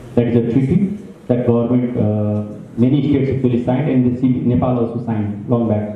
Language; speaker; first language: English; non-native, local second language; Nepali